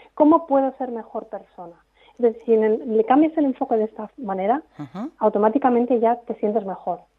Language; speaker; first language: Spanish; native; Spanish